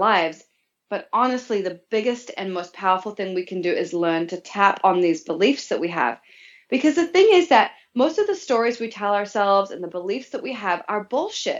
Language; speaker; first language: English; native; English